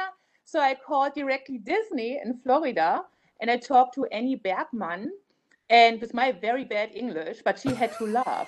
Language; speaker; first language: English; non-native, fluent; German